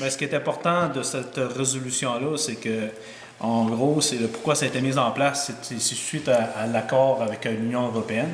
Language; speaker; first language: French; native; French